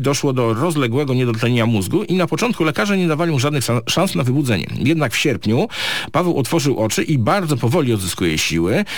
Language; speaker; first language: Polish; native; Polish